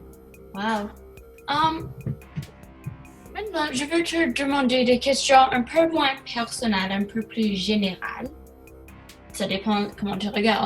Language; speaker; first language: French; non-native, learner; English